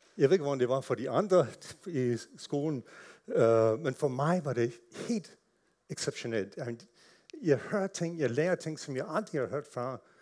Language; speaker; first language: Danish; non-native, fluent; English